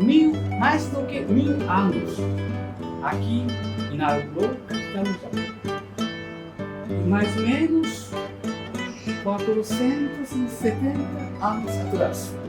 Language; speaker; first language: Portuguese; non-native, learner; Japanese